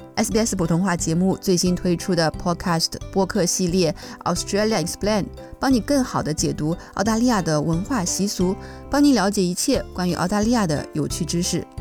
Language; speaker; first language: Chinese; native; Chinese